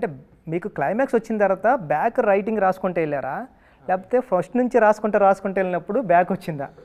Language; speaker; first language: Telugu; native; Telugu